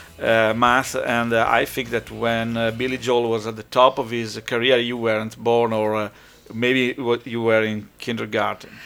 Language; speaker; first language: English; non-native, fluent; Italian